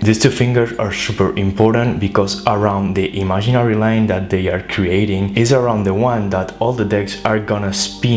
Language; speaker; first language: English; non-native, fluent; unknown